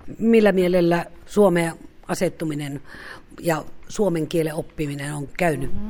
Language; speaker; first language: Finnish; native; Finnish